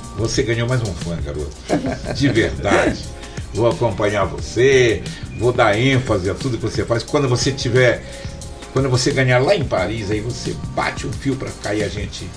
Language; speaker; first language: Portuguese; native; Portuguese